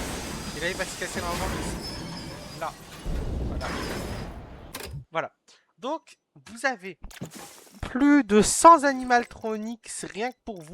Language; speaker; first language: French; native; French